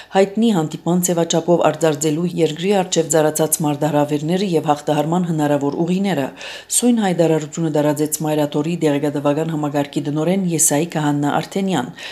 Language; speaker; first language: Armenian; native; Armenian